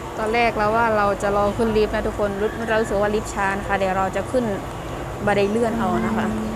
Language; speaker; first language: Thai; native; Thai